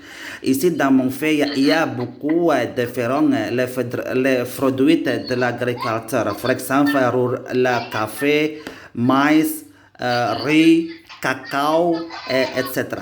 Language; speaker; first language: French; non-native, learner; Indonesian